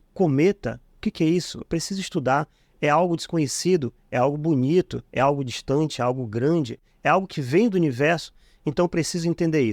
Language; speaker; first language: Portuguese; native; Portuguese